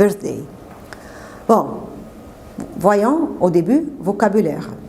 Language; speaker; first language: French; non-native, fluent; Arabic